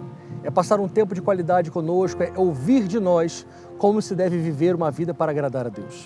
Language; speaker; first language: Portuguese; native; Portuguese